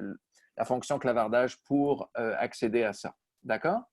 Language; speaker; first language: French; native; French